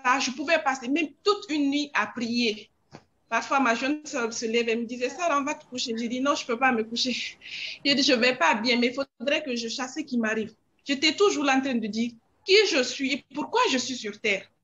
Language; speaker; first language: French; non-native, local second language; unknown